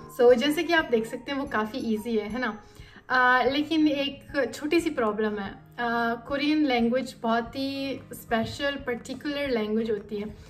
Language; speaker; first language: Hindi; native; Hindi